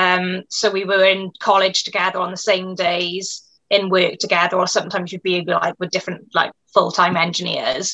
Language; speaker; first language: English; native; English